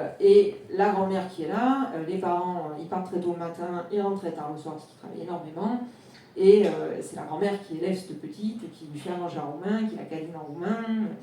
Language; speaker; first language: French; native; French